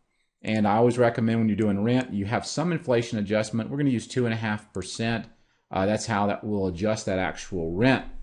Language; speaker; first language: English; native; English